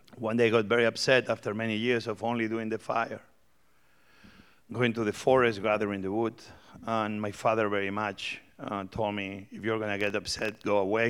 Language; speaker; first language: English; non-native, fluent; Spanish